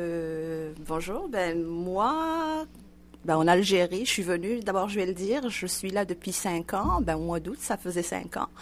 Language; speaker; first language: French; non-native, local second language; Arabic